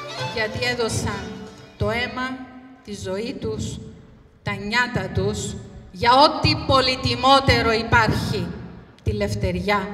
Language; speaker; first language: Greek; native; Greek